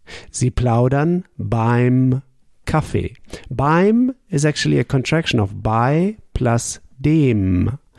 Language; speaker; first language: German; native; German